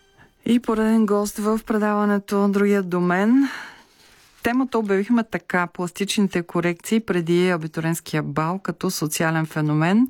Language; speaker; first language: Bulgarian; native; Bulgarian